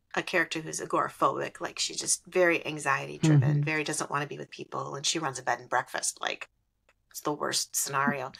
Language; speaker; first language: English; native; English